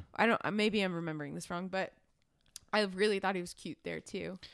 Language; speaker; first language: English; native; English